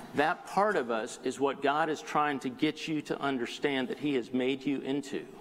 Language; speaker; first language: English; native; English